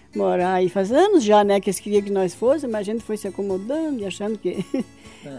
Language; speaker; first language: Portuguese; native; Portuguese